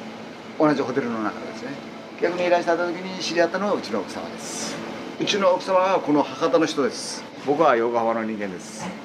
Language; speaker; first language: Japanese; native; Japanese